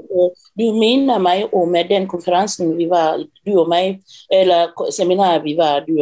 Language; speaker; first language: Norwegian; non-native, fluent; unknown